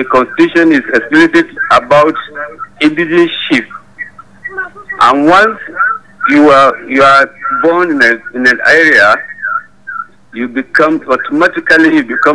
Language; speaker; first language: English; non-native, local second language; Hausa